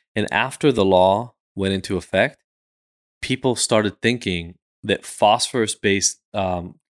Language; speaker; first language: English; early bilingual, other home language; Hebrew